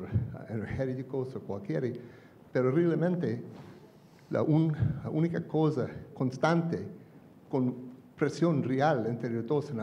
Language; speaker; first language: Spanish; non-native, learner; English